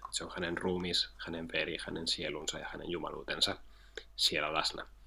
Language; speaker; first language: Finnish; non-native, fluent; Spanish